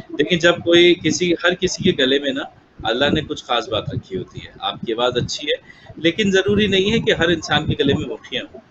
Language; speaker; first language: Urdu; native; Urdu